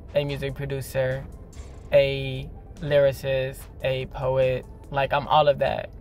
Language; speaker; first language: English; native; English